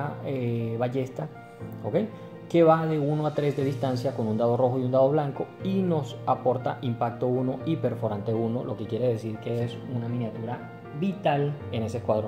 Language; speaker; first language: Spanish; native; Spanish